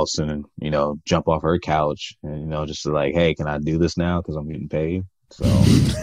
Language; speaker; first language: English; native; English